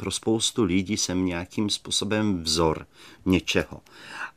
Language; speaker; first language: Czech; native; Czech